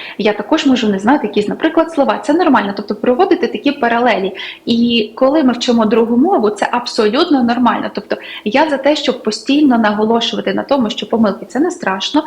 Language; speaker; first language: Ukrainian; native; Ukrainian